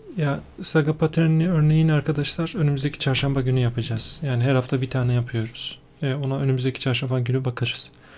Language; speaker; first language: Turkish; native; Turkish